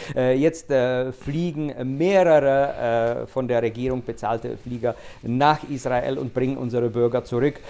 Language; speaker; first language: German; non-native, fluent; Czech